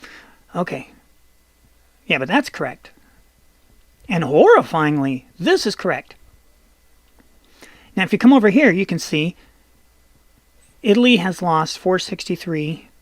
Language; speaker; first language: English; native; English